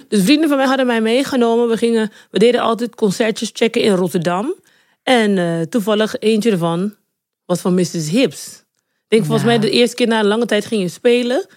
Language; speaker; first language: Dutch; native; Dutch